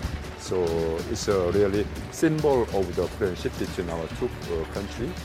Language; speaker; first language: English; non-native, learner; Korean